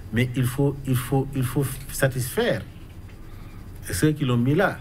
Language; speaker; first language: French; non-native, local second language; Wolof